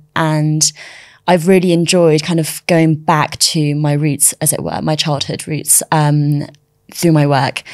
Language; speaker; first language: English; early bilingual, other home language; Chinese